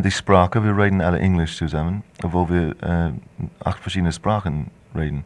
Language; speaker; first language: German; non-native, fluent; English